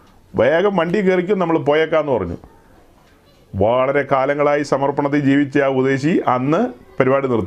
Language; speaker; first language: Malayalam; native; Malayalam